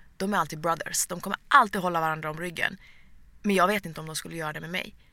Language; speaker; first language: Swedish; early bilingual, other home language; Persian